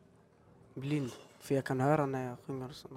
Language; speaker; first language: Swedish; early bilingual, other home language; Albanian